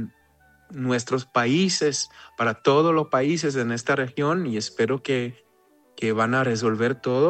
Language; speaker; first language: Spanish; non-native, fluent; Hebrew